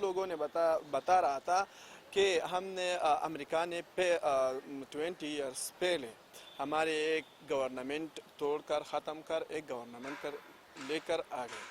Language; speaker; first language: Hindi; non-native, learner; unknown